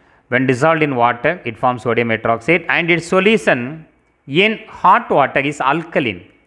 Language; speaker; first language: English; non-native, local second language; Tamil